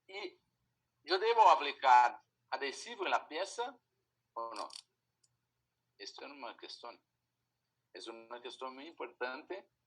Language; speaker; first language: Spanish; non-native, fluent; Portuguese